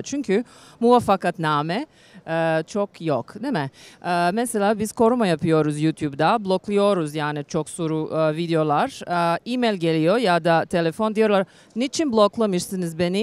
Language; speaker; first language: Turkish; non-native, learner; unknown